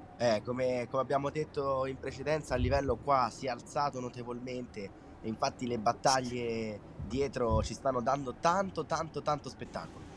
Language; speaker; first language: Italian; native; Italian